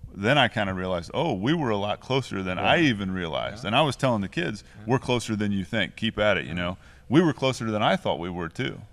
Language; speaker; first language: English; native; English